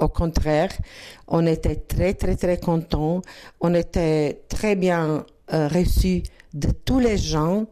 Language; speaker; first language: French; non-native, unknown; Croatian